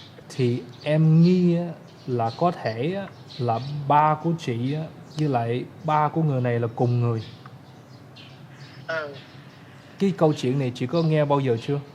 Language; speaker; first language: Vietnamese; early bilingual, heritage; Vietnamese